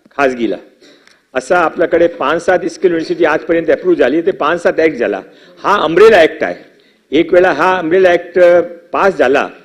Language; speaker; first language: Marathi; non-native, local second language; Hindi